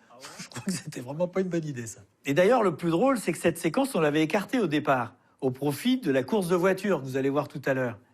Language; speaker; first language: French; native; French